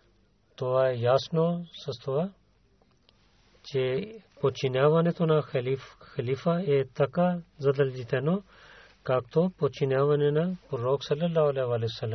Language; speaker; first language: Bulgarian; non-native, learner; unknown